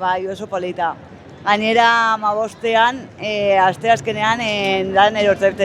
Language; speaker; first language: Basque; non-native, learner; Spanish